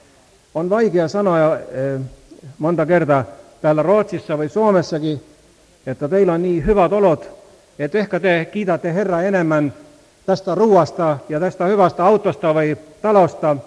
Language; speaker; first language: Finnish; non-native, learner; Estonian